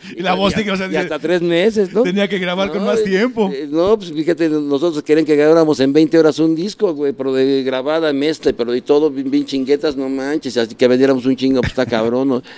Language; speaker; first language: Spanish; native; Spanish